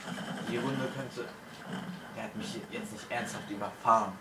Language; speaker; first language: German; native; German